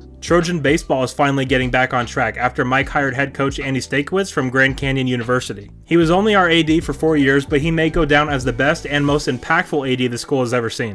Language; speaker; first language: English; native; English